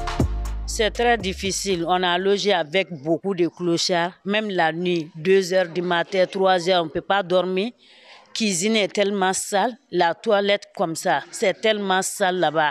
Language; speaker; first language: French; non-native, learner; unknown